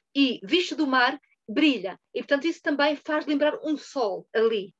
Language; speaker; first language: Portuguese; native; Portuguese